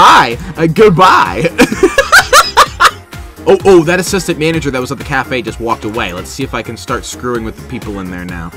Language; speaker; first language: English; native; English